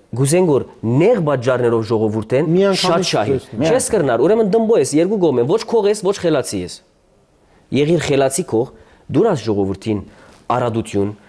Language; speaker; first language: Armenian; early bilingual, heritage; Armenian